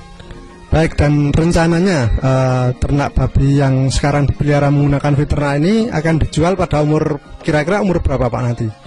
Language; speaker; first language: Indonesian; native; Indonesian